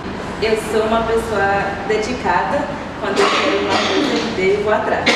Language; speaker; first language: Portuguese; non-native, fluent; Haitian Creole